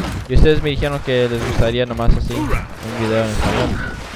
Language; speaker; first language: Spanish; early bilingual, other home language; English